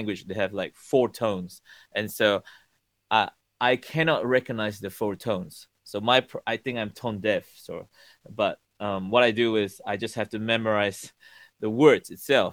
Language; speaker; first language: English; native; English